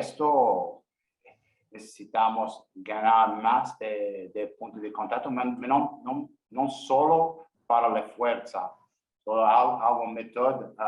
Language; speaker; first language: Spanish; non-native, learner; English